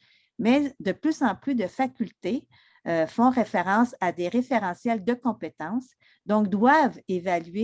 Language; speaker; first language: French; native; French